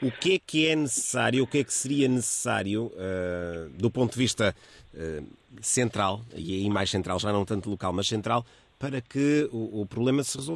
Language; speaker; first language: Portuguese; native; Portuguese